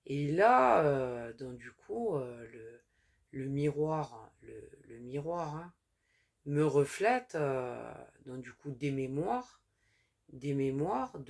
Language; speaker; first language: French; native; French